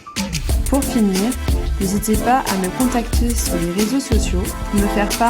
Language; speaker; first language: French; native; French